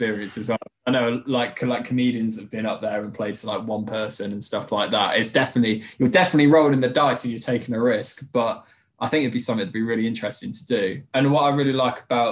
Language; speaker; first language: English; native; English